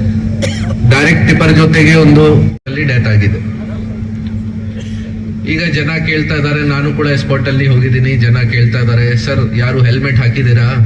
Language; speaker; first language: Kannada; non-native, local second language; Hindi